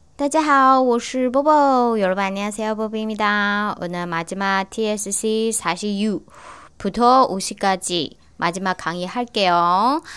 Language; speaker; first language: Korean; non-native, learner; Chinese